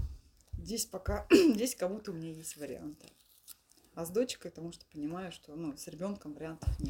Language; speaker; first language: Russian; native; Russian